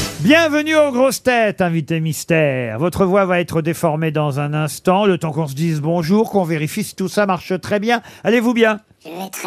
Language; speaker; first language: French; native; French